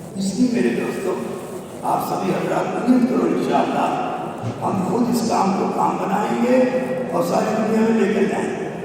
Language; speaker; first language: Urdu; native; Urdu